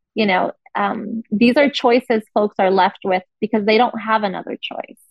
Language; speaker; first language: English; non-native, fluent; Portuguese